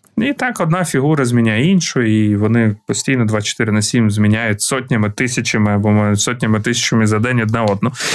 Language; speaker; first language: Ukrainian; non-native, local second language; Russian